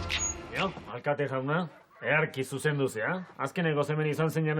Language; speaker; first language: Basque; native; Basque